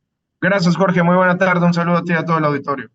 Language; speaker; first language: Spanish; native; Spanish